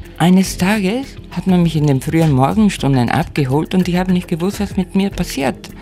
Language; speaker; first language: German; non-native, fluent; Spanish